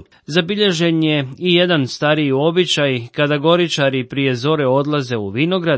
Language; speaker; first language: Croatian; native; Croatian